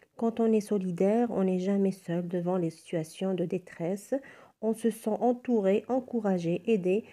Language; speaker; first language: French; non-native, local second language; Arabic